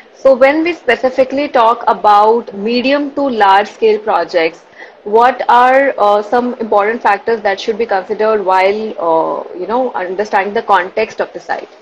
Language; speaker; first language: English; non-native, local second language; Hindi